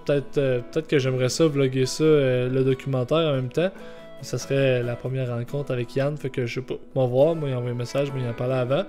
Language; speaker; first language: French; native; French